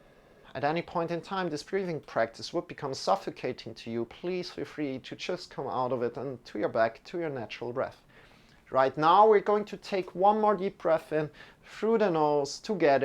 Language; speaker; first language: English; non-native, fluent; German